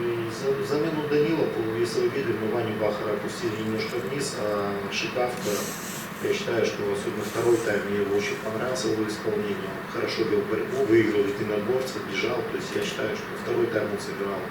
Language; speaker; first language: Russian; native; Russian